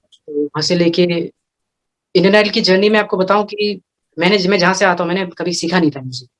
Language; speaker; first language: Hindi; non-native, local second language; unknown